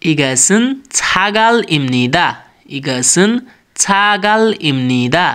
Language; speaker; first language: Korean; non-native, learner; Nepali